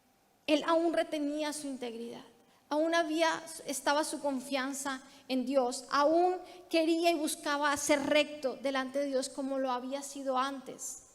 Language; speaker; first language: Spanish; native; Spanish